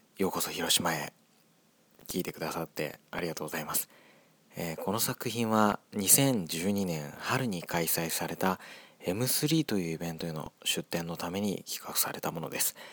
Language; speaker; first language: Japanese; native; Japanese